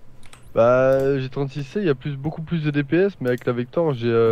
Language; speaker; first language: French; native; French